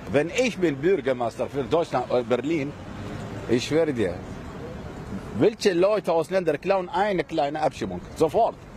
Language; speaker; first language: German; non-native, learner; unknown